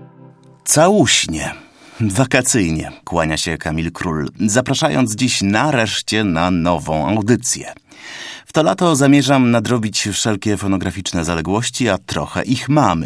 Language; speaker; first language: Polish; native; Polish